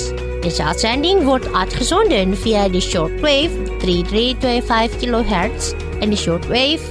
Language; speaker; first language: Dutch; non-native, learner; Indonesian